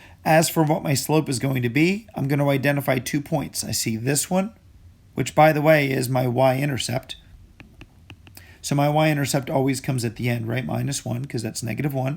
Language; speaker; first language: English; native; English